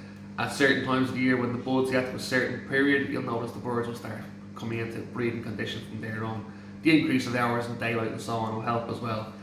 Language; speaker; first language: English; native; English